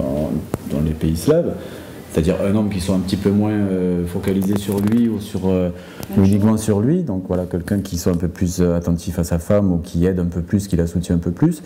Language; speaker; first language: French; native; French